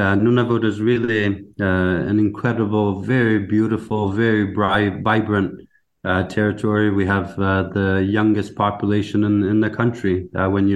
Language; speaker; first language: English; native; English